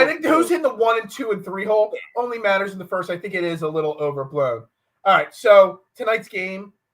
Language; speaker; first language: English; native; English